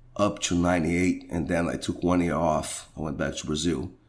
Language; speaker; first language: English; non-native, fluent; Portuguese